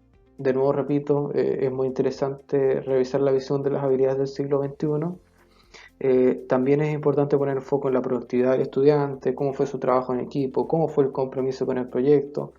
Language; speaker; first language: Spanish; native; Spanish